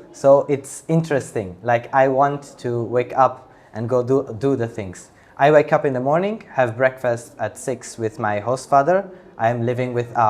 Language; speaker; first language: English; non-native, fluent; Italian